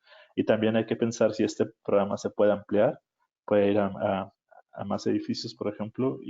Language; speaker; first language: Spanish; native; Spanish